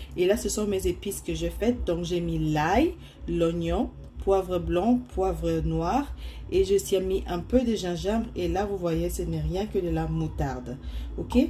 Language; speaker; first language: French; non-native, local second language; Lingala